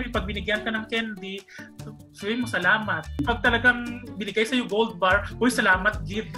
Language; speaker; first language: Filipino; non-native, local second language; Kinaray-a